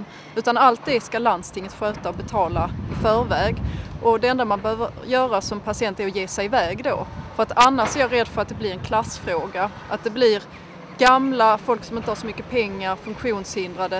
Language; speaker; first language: Swedish; native; Swedish